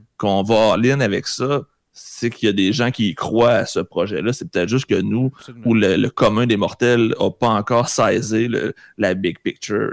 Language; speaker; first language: French; native; French